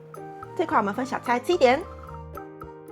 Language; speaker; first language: Chinese; native; Chinese